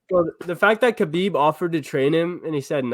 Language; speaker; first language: English; native; English